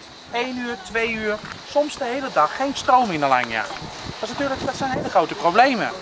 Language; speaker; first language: Dutch; non-native, fluent; Turkish